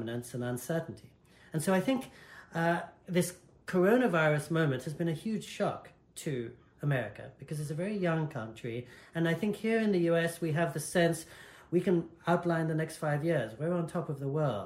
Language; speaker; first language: English; native; English